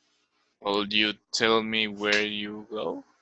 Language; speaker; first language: English; non-native, learner; Spanish